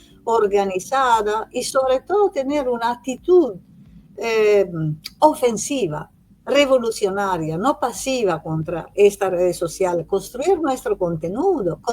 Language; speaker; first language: Spanish; non-native, fluent; Italian